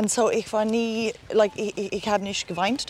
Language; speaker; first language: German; non-native, learner; English